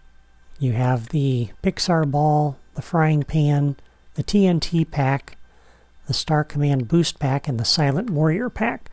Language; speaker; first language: English; native; English